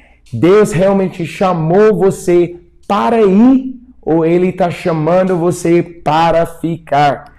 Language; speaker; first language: Portuguese; non-native, fluent; English